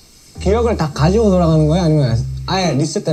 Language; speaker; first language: Korean; native; Korean